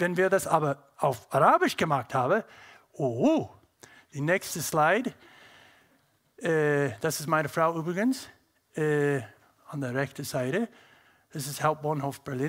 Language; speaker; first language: German; non-native, learner; English